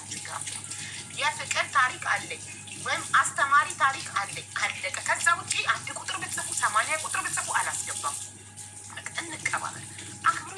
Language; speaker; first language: Amharic; native; Amharic